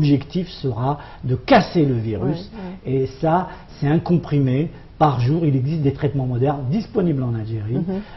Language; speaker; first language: French; non-native, local second language; Arabic